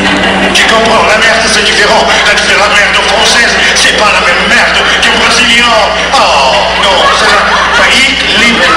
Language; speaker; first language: French; non-native, learner; Portuguese